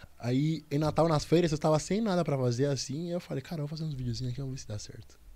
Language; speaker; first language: Portuguese; non-native, fluent; Spanish